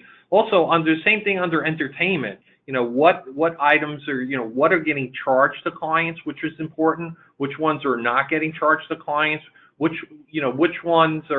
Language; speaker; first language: English; native; English